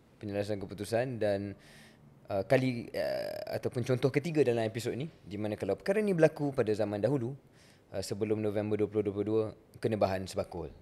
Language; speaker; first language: Malay; native; Malay